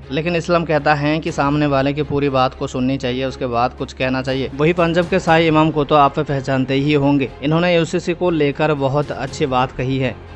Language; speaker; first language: Hindi; non-native, local second language; Bangla